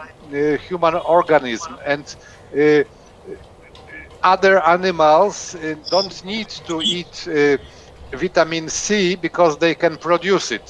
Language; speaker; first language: English; non-native, fluent; Polish